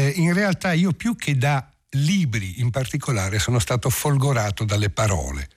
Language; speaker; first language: Italian; early bilingual, heritage; Italian